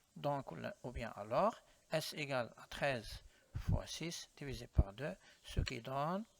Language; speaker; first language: French; non-native, local second language; Arabic